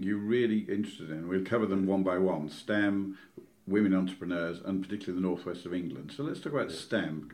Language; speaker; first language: English; native; English